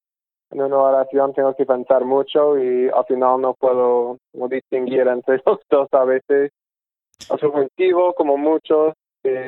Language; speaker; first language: Spanish; non-native, fluent; English